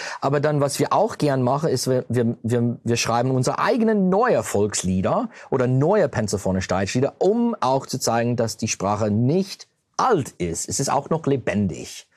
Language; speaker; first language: German; early bilingual, heritage; German